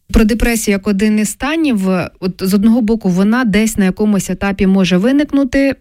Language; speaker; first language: Ukrainian; native; Ukrainian